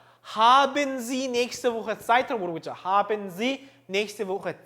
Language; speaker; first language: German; non-native, fluent; Korean